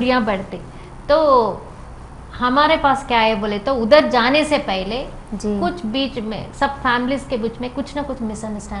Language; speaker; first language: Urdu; non-native, local second language; Telugu